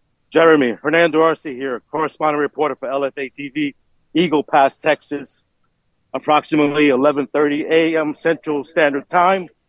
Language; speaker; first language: English; native; English